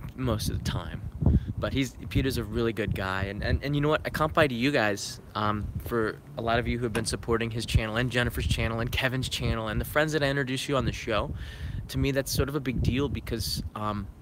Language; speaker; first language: English; native; English